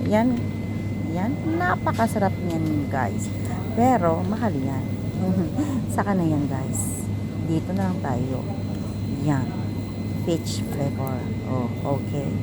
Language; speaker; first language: Filipino; non-native, local second language; Cebuano